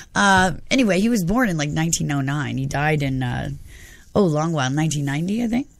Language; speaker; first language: English; native; English